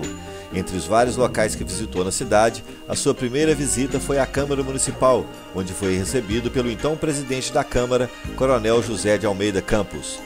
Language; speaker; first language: Portuguese; native; Portuguese